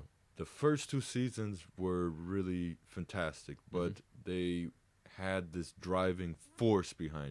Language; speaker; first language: English; native; English